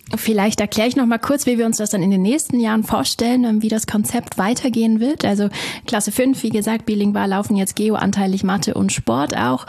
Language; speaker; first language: German; native; German